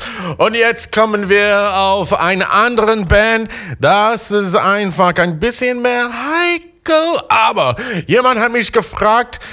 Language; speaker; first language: German; non-native, learner; English